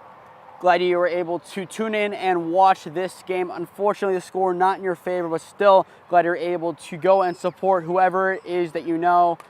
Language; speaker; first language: English; native; English